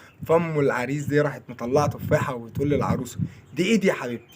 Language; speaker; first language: Arabic; native; Arabic